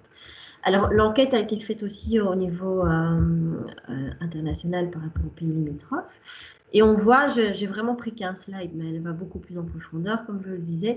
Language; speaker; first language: French; native; French